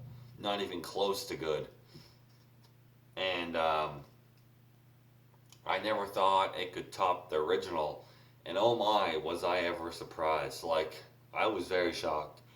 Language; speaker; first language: English; native; English